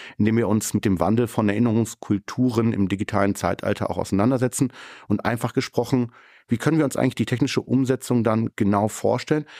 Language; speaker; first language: German; native; German